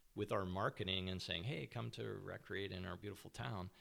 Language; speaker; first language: English; native; English